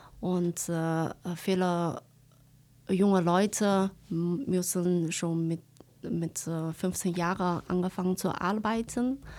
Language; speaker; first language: German; non-native, fluent; Chinese